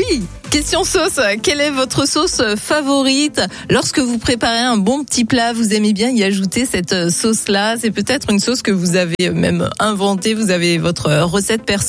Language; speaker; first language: French; native; French